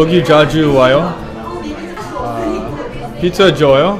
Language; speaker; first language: Korean; non-native, learner; English